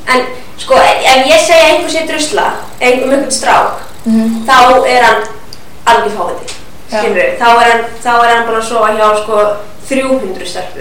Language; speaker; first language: Icelandic; native; Icelandic